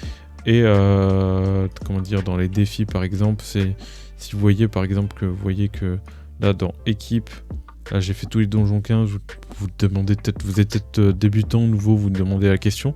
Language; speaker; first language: French; native; French